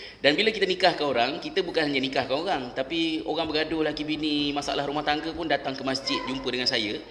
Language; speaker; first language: Malay; native; Malay